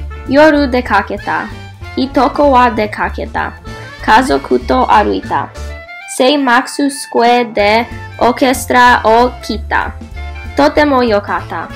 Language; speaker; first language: Japanese; non-native, learner; English